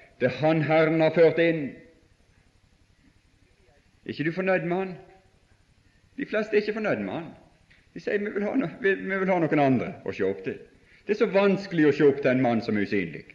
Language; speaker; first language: Norwegian; native; Norwegian